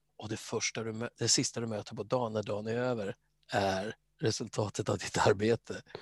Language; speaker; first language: Swedish; native; Swedish